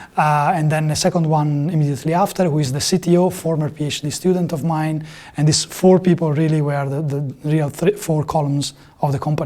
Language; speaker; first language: English; non-native, fluent; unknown